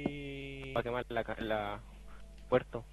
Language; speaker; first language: Spanish; native; Spanish